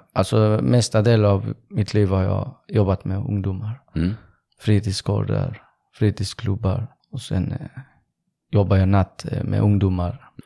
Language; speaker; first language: Swedish; early bilingual, other home language; Persian